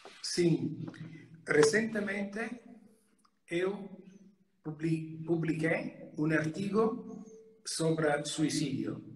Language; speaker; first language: Portuguese; non-native, learner; Italian